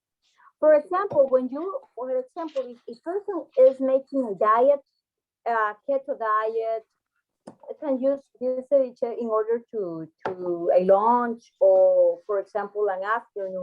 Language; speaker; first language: English; non-native, fluent; Spanish